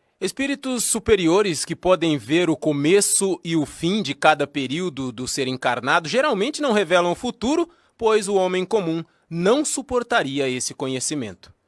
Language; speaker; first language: Portuguese; native; Portuguese